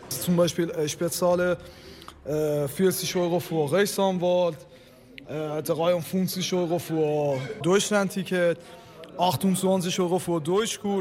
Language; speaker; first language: German; non-native, learner; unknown